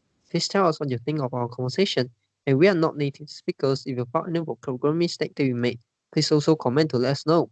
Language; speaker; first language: English; non-native, learner; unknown